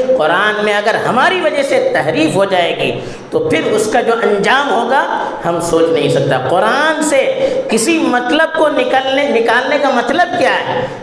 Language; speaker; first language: Urdu; non-native, local second language; Konkani